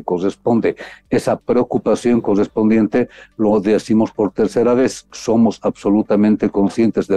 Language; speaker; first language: Spanish; native; Spanish